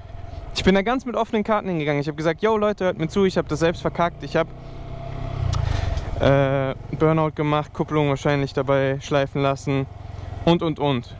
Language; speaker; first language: German; native; German